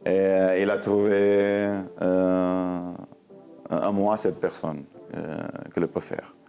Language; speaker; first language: French; non-native, learner; Portuguese